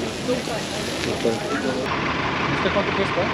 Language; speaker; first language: Spanish; non-native, learner; Korean